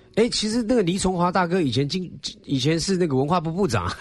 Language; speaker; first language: Chinese; native; Chinese